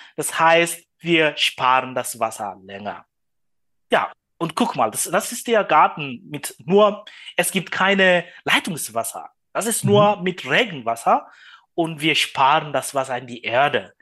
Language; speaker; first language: German; non-native, learner; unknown